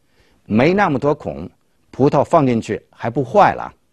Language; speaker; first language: Chinese; non-native, fluent; Spanish